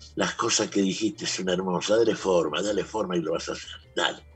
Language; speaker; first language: Spanish; native; Spanish